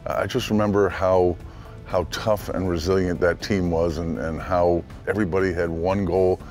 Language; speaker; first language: English; native; English